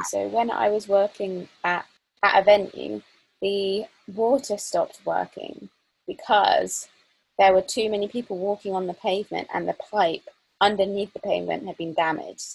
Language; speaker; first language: English; native; English